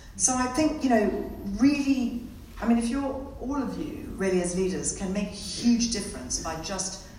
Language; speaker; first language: English; native; English